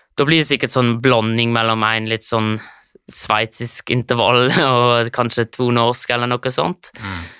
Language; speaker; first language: Norwegian; early bilingual, heritage; Norwegian